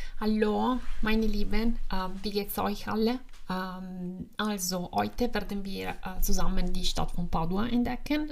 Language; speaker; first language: German; non-native, fluent; Italian